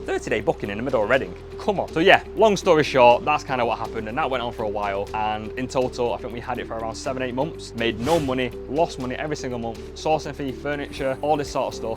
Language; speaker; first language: English; native; English